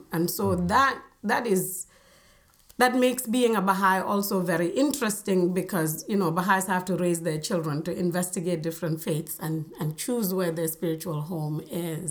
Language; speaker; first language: English; non-native, local second language; Wolof